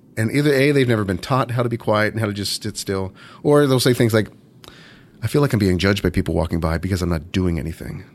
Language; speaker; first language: English; native; English